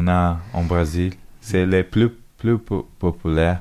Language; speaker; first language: French; non-native, learner; Portuguese